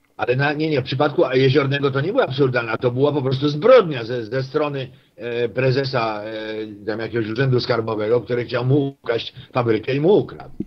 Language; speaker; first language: Polish; native; Polish